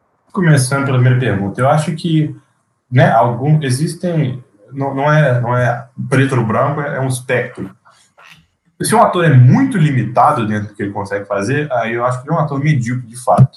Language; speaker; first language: Portuguese; native; Portuguese